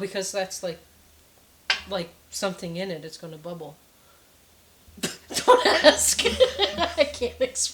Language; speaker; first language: English; native; English